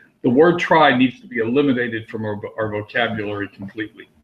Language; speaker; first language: English; native; English